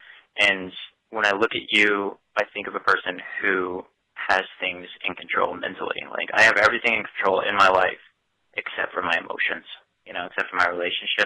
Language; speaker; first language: English; native; English